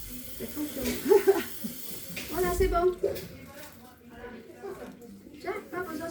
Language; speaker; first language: French; early bilingual, other home language; Vietnamese